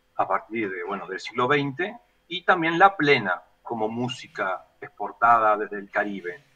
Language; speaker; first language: Spanish; native; Spanish